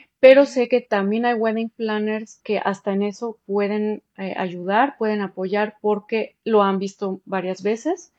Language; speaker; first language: Spanish; early bilingual, heritage; Spanish